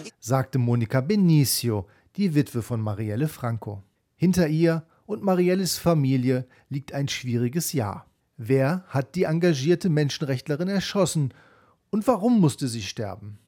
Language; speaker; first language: German; native; German